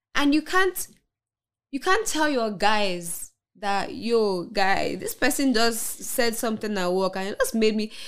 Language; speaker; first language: English; non-native, local second language; Yoruba